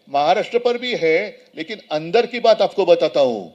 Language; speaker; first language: Hindi; non-native, local second language; Marathi